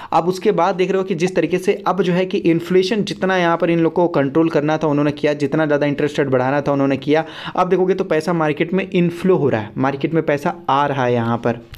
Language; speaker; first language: Hindi; native; Hindi